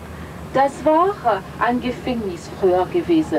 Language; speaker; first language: German; non-native, fluent; French